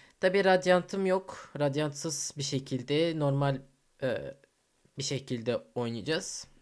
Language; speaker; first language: Turkish; early bilingual, heritage; Turkish